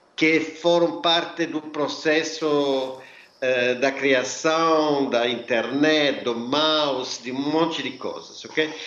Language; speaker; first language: Portuguese; non-native, fluent; Italian